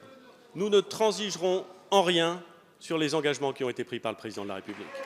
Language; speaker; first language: French; native; French